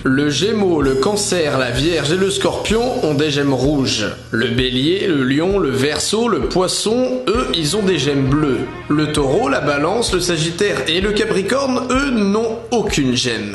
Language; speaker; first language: French; native; French